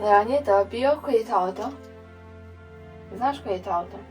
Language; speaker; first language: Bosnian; early bilingual, heritage; Serbian